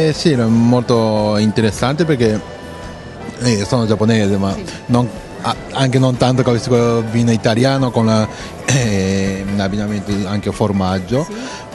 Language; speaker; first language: Italian; non-native, learner; Japanese